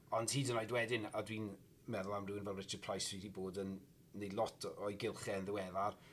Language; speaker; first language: Welsh; native; Welsh